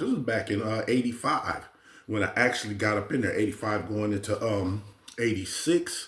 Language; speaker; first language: English; native; English